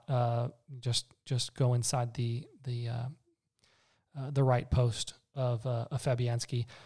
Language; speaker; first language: English; native; English